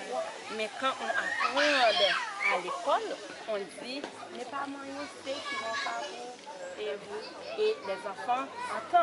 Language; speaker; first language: French; non-native, local second language; Haitian Creole